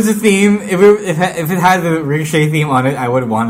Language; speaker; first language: English; non-native, local second language; Filipino